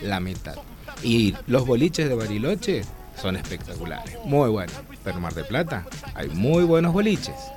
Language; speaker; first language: Spanish; native; Spanish